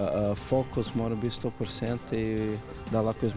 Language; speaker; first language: Slovenian; non-native, fluent; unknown